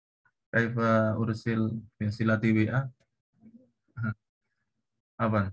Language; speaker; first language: Arabic; non-native, learner; Indonesian